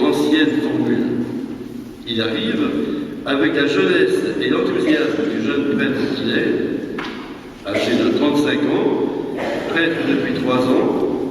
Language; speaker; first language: French; native; French